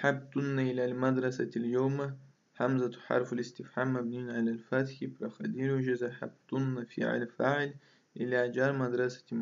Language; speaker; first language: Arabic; non-native, fluent; Russian